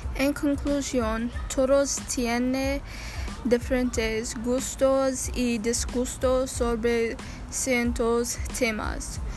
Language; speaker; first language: Spanish; non-native, learner; English